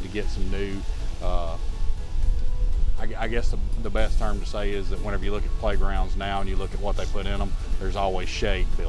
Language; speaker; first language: English; native; English